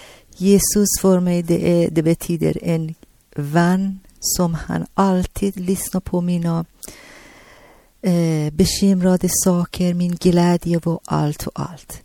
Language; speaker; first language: Swedish; non-native, learner; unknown